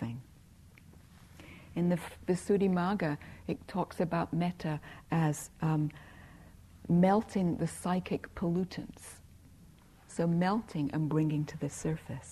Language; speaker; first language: English; native; English